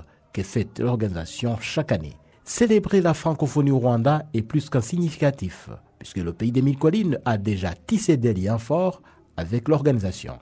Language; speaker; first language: French; non-native, local second language; Kinyarwanda